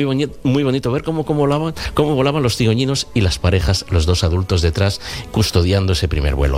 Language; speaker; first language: Spanish; native; Spanish